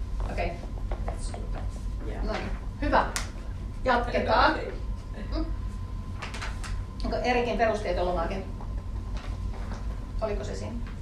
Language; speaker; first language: Finnish; native; Finnish